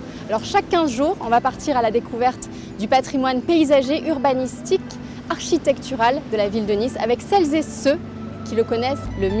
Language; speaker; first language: French; native; French